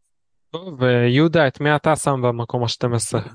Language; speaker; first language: Hebrew; native; Hebrew